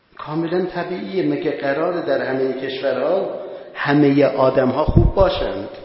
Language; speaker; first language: Persian; non-native, local second language; Azerbaijani